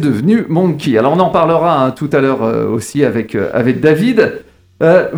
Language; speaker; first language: French; native; French